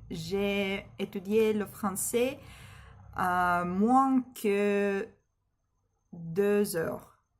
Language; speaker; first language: French; non-native, learner; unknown